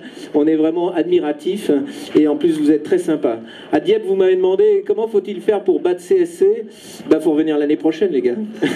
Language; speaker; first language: French; native; French